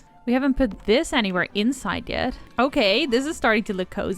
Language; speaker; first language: English; native; English